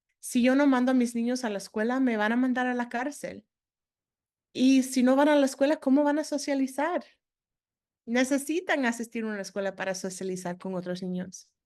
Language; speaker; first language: Spanish; non-native, fluent; English